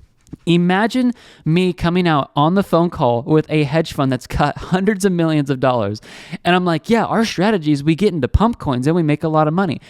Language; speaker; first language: English; native; English